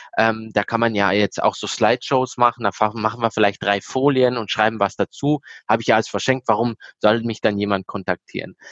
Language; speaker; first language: German; early bilingual, heritage; German